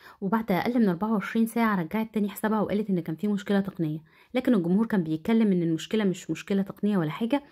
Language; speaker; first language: Arabic; native; Arabic